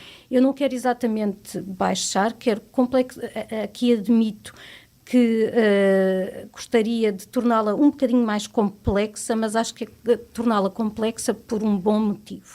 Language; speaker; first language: Portuguese; native; Portuguese